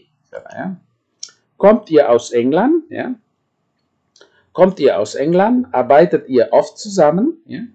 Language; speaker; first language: German; non-native, fluent; Indonesian